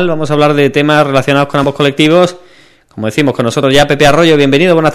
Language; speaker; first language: Spanish; native; Spanish